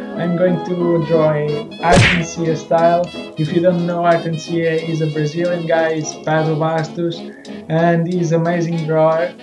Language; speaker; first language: English; non-native, fluent; Portuguese